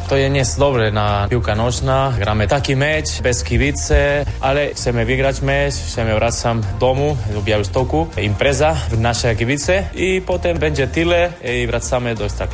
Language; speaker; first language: Polish; non-native, learner; Spanish